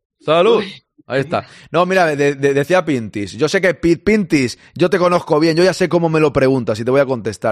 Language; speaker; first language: Spanish; native; Spanish